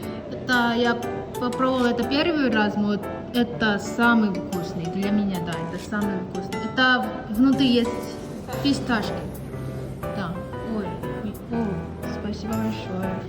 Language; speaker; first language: Russian; non-native, learner; Korean